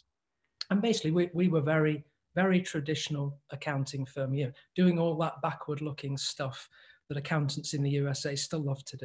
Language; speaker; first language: English; native; English